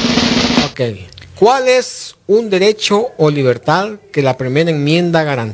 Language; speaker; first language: Spanish; native; Spanish